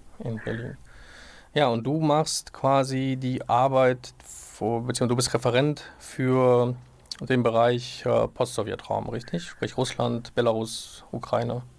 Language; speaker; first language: German; native; German